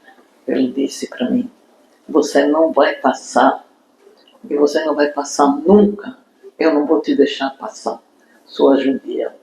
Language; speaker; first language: Portuguese; non-native, fluent; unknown